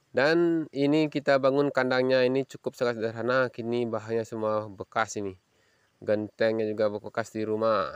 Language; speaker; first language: Indonesian; non-native, local second language; Balinese